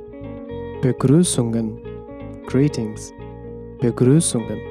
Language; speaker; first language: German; non-native, fluent; Nepali